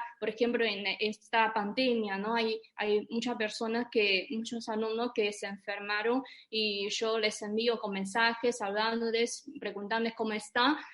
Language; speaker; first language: Spanish; non-native, fluent; Chinese